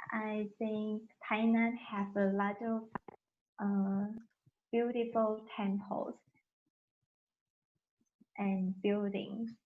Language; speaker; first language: English; non-native, learner; Chinese